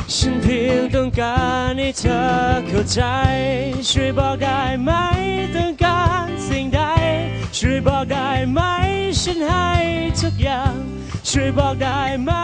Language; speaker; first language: Thai; early bilingual, other home language; English